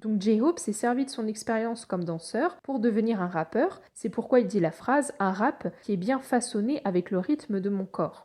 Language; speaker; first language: French; native; French